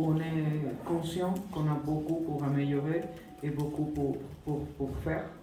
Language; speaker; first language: French; non-native, fluent; Spanish